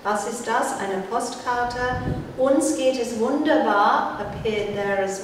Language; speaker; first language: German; non-native, fluent; English